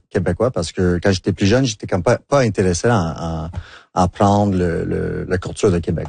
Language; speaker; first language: French; non-native, local second language; English